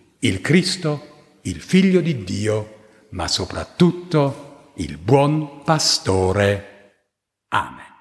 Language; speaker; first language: Italian; non-native, fluent; German